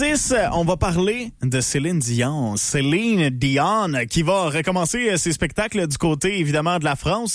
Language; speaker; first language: French; native; French